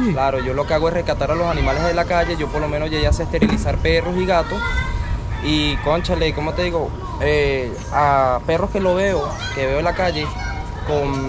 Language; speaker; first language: Spanish; native; Spanish